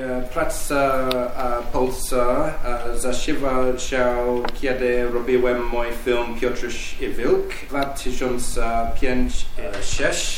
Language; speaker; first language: Polish; non-native, learner; English